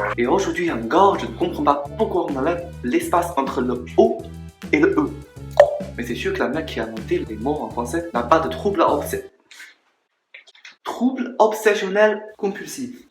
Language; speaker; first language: French; non-native, learner; Chinese